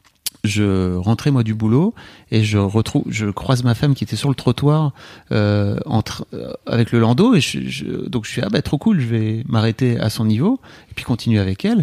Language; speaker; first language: French; native; French